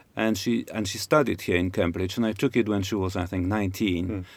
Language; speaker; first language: English; non-native, fluent; Polish